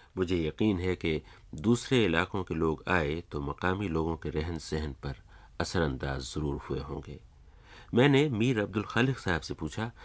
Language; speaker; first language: Urdu; native; Urdu